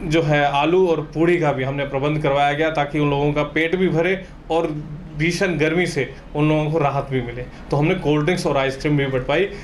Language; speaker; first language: Hindi; native; Hindi